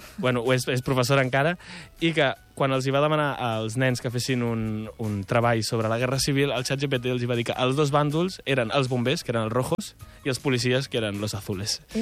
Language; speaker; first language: Catalan; native; Catalan